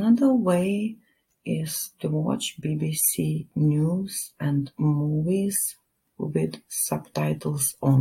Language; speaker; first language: English; non-native, learner; Lithuanian